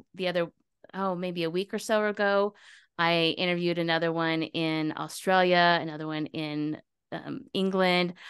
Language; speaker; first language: English; native; English